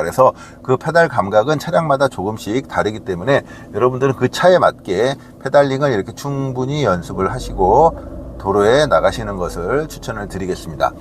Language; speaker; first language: Korean; native; Korean